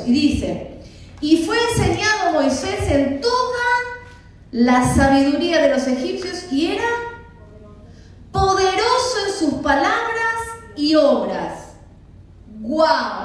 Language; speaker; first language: Spanish; native; Spanish